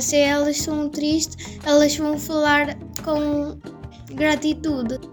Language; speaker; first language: Portuguese; non-native, learner; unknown